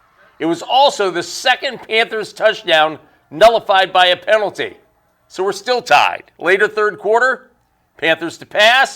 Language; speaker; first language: English; native; English